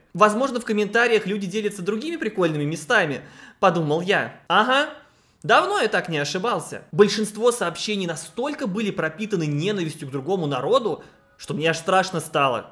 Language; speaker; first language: Russian; native; Russian